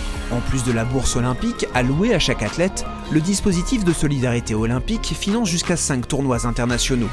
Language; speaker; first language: French; native; French